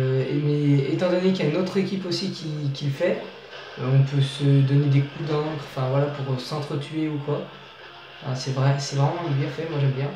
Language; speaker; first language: French; native; French